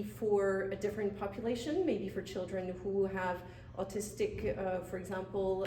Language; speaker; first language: English; non-native, fluent; French